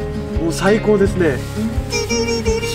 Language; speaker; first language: Japanese; native; Japanese